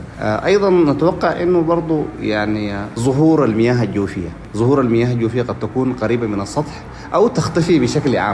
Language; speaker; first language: Arabic; native; Arabic